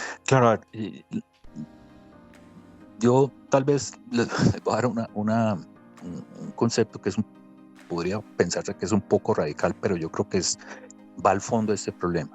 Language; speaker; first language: Spanish; native; Spanish